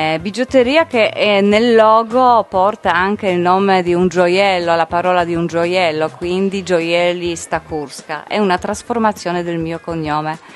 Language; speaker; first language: Italian; non-native, fluent; Polish